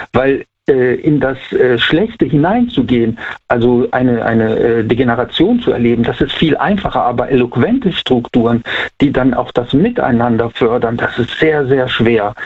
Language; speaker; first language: German; native; German